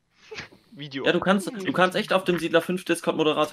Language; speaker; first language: German; native; German